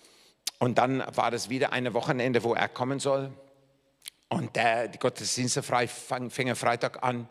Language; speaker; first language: German; non-native, fluent; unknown